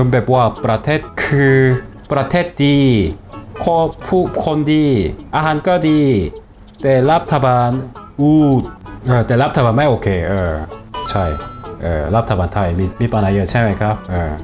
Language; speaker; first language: Thai; non-native, fluent; Korean